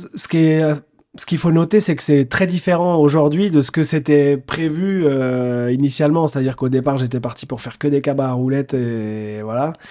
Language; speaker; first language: French; native; French